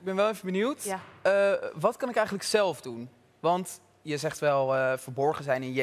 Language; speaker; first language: Dutch; native; Dutch